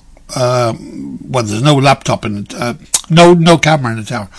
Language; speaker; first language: English; native; English